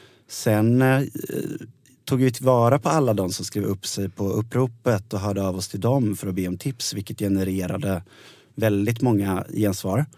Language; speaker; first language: Swedish; native; Swedish